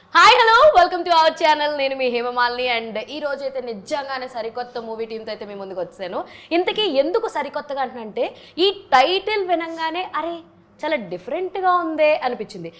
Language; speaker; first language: Telugu; native; Telugu